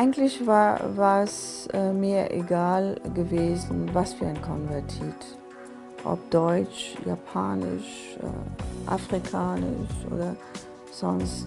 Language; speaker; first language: German; non-native, fluent; Persian